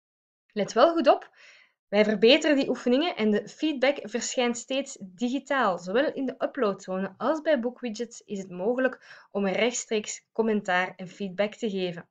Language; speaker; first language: Dutch; native; Dutch